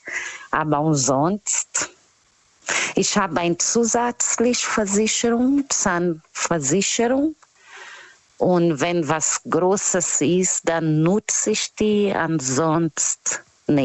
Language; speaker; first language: German; non-native, fluent; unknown